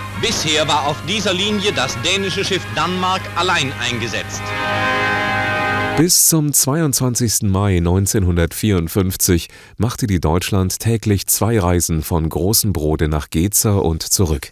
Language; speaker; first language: German; native; German